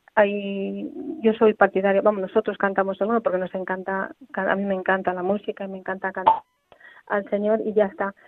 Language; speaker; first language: Spanish; native; Spanish